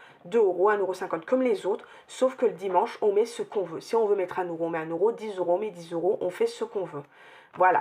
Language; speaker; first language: French; native; French